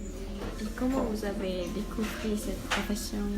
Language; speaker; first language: French; non-native, learner; Malay